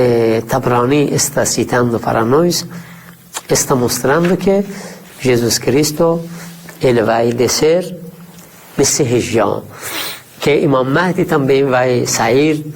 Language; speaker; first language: Portuguese; non-native, fluent; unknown